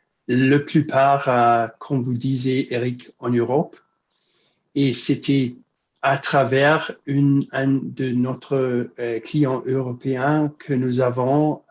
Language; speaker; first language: French; non-native, fluent; English